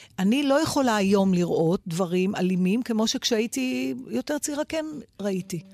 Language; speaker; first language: Hebrew; native; Hebrew